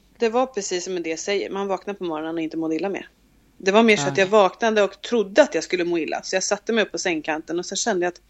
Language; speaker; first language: Swedish; native; Swedish